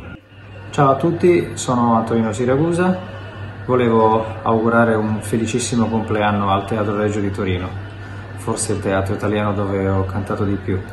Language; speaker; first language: Italian; native; Italian